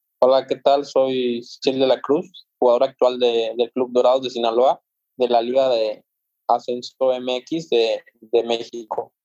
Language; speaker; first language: Spanish; native; Spanish